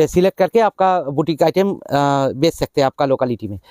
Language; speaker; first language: Hindi; non-native, local second language; Bangla